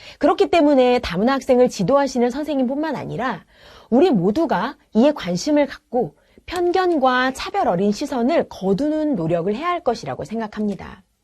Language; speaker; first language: Korean; native; Korean